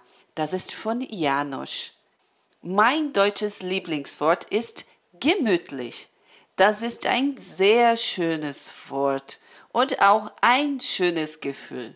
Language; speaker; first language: German; non-native, fluent; Portuguese